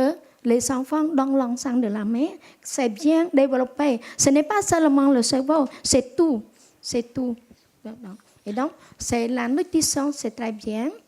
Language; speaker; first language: French; non-native, local second language; Khmer